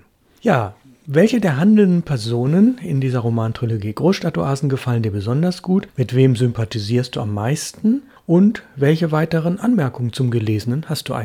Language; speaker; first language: German; native; German